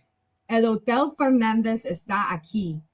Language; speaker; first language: Spanish; non-native, learner; English